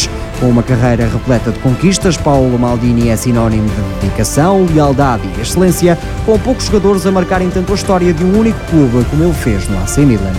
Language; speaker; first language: Portuguese; native; Portuguese